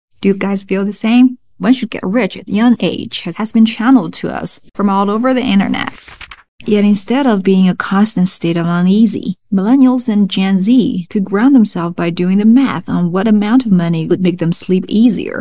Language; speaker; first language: English; non-native, fluent; Chinese